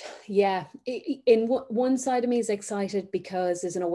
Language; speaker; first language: English; native; English